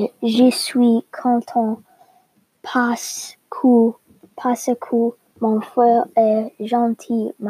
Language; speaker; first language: French; non-native, learner; English